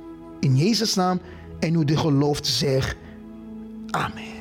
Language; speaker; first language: Dutch; non-native, fluent; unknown